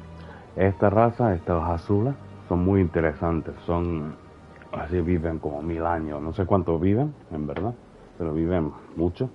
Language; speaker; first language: Spanish; non-native, fluent; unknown